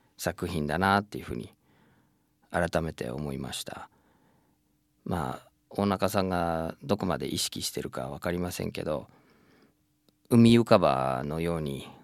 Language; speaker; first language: Japanese; non-native, fluent; English